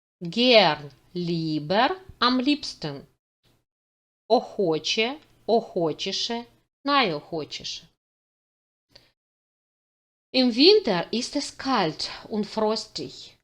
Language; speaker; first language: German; non-native, fluent; Ukrainian